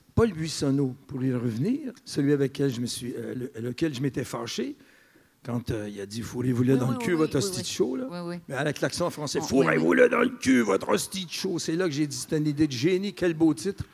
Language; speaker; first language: French; native; French